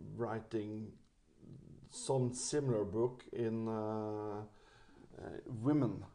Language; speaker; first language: English; non-native, fluent; Norwegian